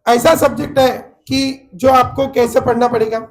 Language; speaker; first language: Hindi; non-native, local second language; Marathi